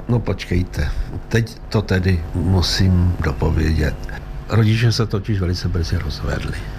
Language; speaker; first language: Czech; early bilingual, other home language; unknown